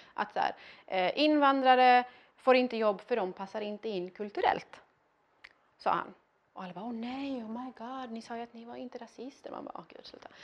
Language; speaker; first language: Swedish; early bilingual, other home language; Persian